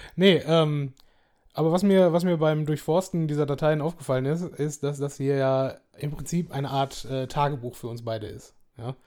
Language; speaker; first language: German; native; German